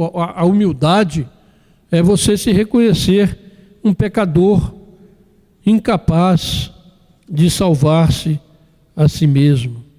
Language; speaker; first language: Portuguese; native; Portuguese